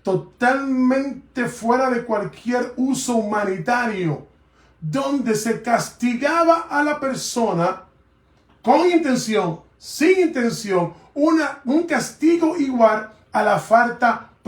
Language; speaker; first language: Spanish; native; Spanish